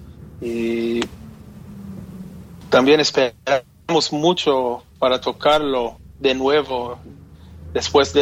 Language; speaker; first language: Spanish; non-native, fluent; Hebrew